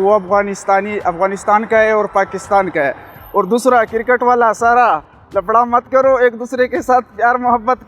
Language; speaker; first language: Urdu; non-native, local second language; Pashto